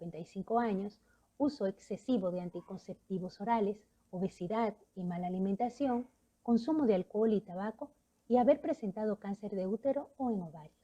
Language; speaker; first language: Spanish; native; Spanish